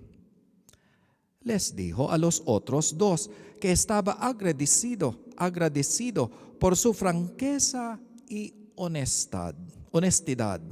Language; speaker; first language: Spanish; non-native, learner; Filipino